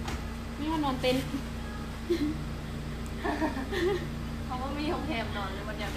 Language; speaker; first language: Chinese; non-native, learner; Lao